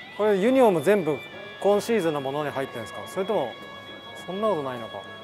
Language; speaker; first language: Japanese; native; Japanese